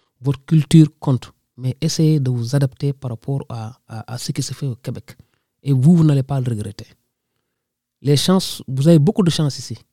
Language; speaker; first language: French; non-native, local second language; Wolof